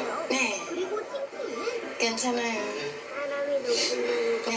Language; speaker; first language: Korean; non-native, learner; Filipino